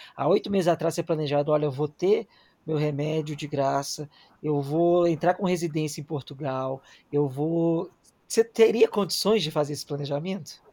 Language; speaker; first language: Portuguese; native; Portuguese